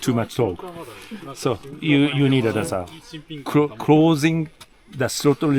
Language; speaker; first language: English; non-native, learner; Japanese